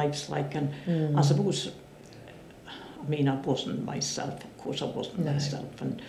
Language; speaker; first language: English; native; English